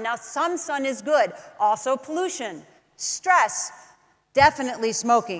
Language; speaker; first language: English; native; English